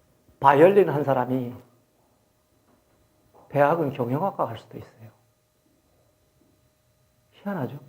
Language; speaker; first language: Korean; native; Korean